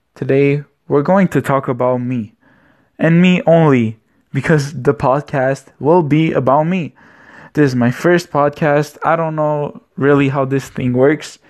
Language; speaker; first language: English; non-native, fluent; Romanian